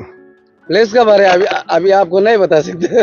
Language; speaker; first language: Hindi; non-native, local second language; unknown